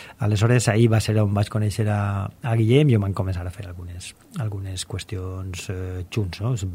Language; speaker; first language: Catalan; non-native, local second language; Spanish